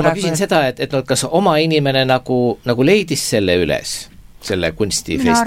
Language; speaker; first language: Estonian; native; Estonian